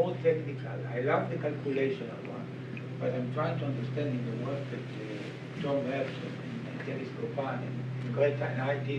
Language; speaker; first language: English; non-native, fluent; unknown